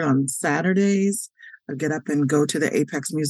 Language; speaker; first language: English; native; English